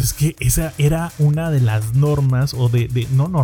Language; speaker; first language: Spanish; native; Spanish